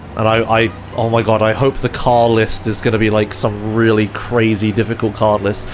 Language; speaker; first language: English; native; English